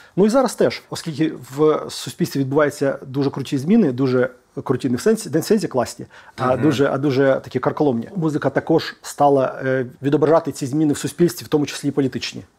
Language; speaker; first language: Ukrainian; native; Ukrainian